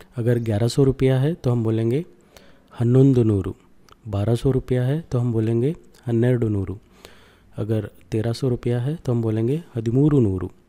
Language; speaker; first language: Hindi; non-native, local second language; Kannada